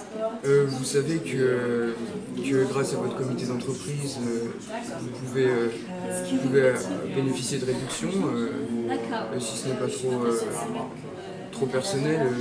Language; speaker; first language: French; native; French